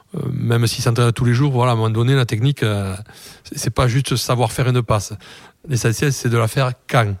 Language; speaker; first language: French; native; French